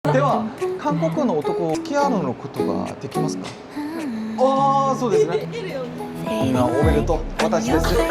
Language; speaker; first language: Japanese; non-native, learner; Korean